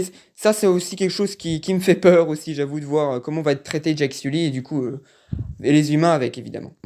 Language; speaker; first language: French; native; French